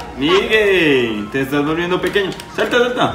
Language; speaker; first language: Spanish; native; Spanish